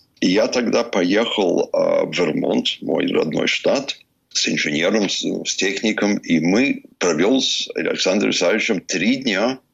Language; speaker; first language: Russian; early bilingual, heritage; Russian